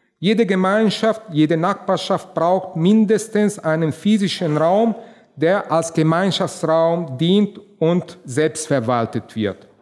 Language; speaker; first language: German; non-native, fluent; Italian